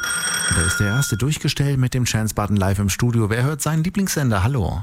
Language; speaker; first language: German; native; German